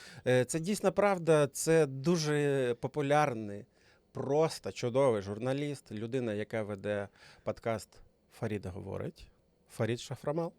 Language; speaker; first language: Ukrainian; native; Ukrainian